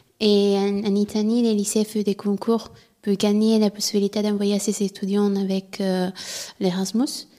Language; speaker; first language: French; non-native, learner; Italian